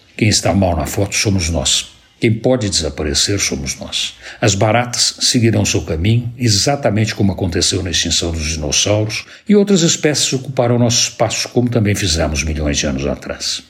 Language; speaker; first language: Portuguese; native; Portuguese